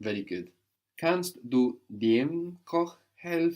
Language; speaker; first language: German; non-native, fluent; English